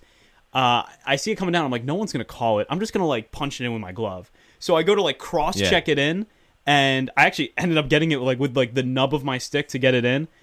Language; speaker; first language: English; native; English